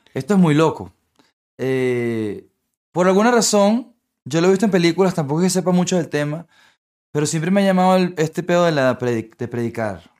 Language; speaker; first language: Spanish; native; Spanish